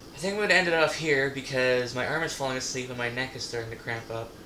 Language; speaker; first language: English; native; English